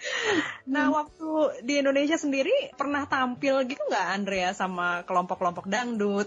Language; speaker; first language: Indonesian; native; Indonesian